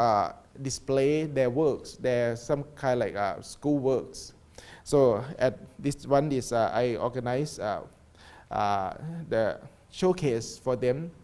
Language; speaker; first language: English; non-native, learner; Thai